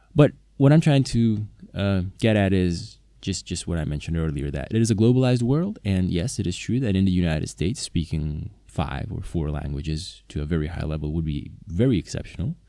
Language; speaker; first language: English; non-native, fluent; Slovak